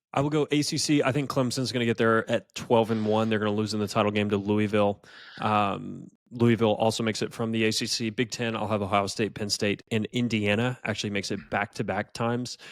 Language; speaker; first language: English; native; English